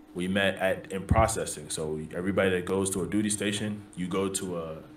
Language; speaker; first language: English; native; English